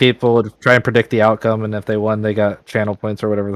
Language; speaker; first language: English; native; English